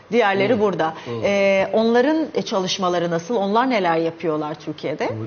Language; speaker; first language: Turkish; native; Turkish